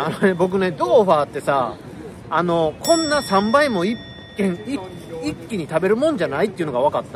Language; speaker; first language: Japanese; native; Japanese